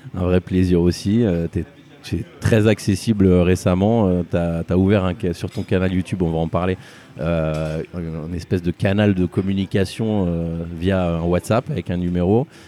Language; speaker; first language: French; native; French